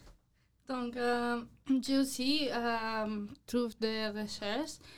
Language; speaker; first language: French; non-native, learner; English